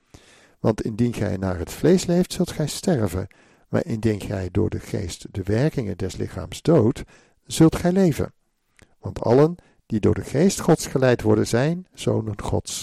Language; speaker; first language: Dutch; native; Dutch